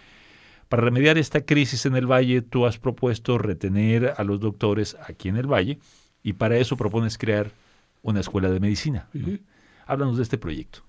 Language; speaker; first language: Spanish; native; Spanish